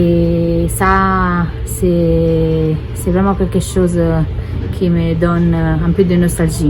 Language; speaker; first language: French; non-native, fluent; Italian